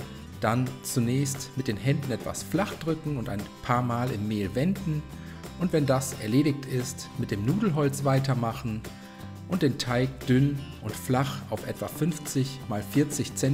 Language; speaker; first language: German; native; German